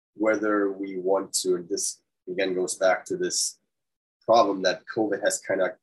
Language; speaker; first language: English; non-native, fluent; German